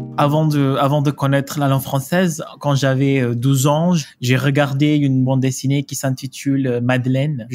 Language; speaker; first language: French; non-native, fluent; Malay